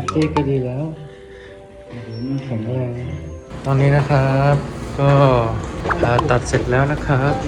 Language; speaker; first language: Thai; native; Thai